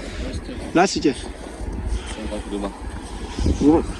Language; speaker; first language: Russian; non-native, learner; Lao